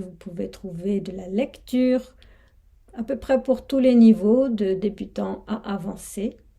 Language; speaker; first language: French; non-native, fluent; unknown